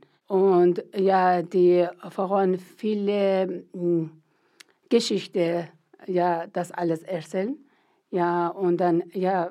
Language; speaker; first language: German; non-native, learner; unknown